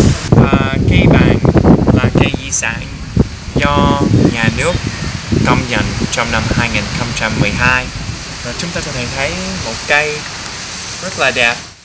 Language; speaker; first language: Vietnamese; non-native, fluent; English